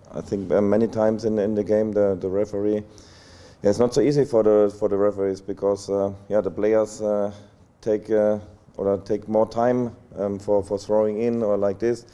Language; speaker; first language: English; non-native, learner; German